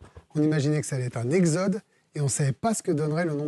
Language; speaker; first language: French; native; French